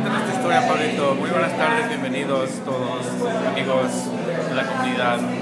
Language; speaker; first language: Spanish; native; Spanish